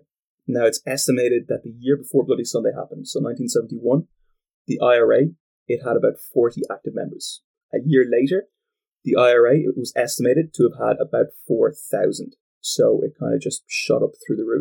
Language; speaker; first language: English; native; English